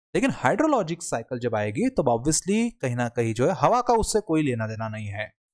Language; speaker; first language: Hindi; non-native, local second language; Marathi